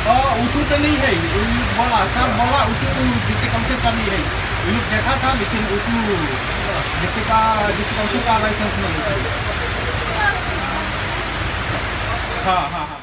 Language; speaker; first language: Hindi; non-native, local second language; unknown